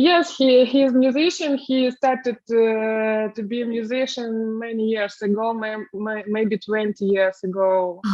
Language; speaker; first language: English; non-native, learner; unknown